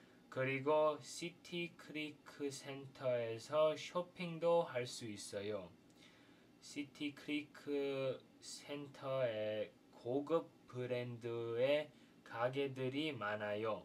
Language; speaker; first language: Korean; non-native, fluent; English